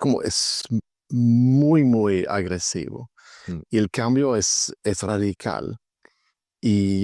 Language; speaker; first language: Spanish; non-native, fluent; Swedish